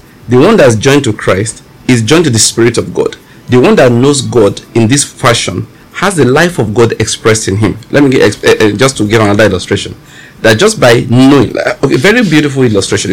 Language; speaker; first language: English; non-native, local second language; Yoruba